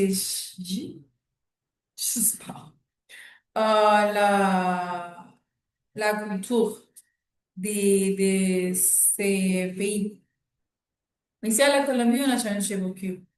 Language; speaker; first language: French; non-native, learner; Spanish